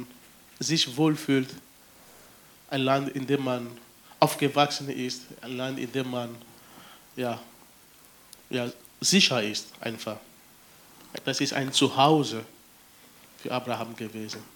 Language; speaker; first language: German; non-native, fluent; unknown